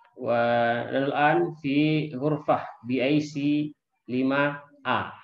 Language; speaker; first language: Arabic; non-native, fluent; Indonesian